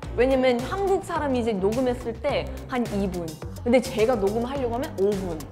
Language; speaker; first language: Korean; non-native, fluent; English